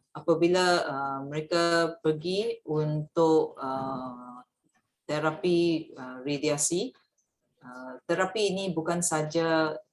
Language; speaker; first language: Malay; native; Malay